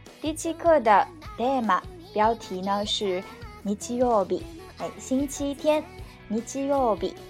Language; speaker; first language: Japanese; non-native, fluent; Chinese